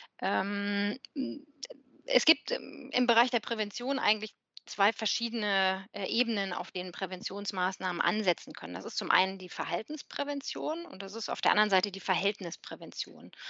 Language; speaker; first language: German; native; German